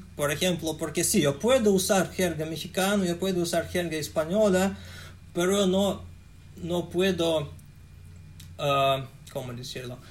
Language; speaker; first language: Spanish; non-native, learner; Russian